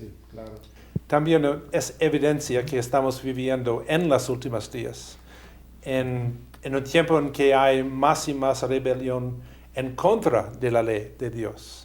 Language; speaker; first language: Spanish; non-native, fluent; English